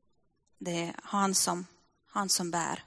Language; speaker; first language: Swedish; non-native, fluent; Russian